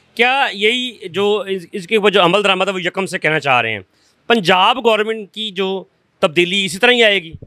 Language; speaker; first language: Urdu; non-native, local second language; Punjabi